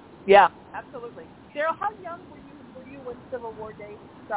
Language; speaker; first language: English; native; English